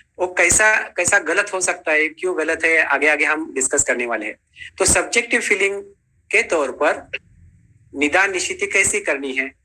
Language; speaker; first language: Hindi; non-native, local second language; Marathi